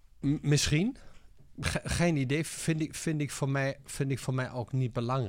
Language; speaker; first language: Dutch; non-native, fluent; German